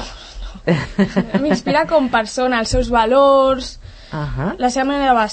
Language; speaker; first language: Catalan; non-native, local second language; Spanish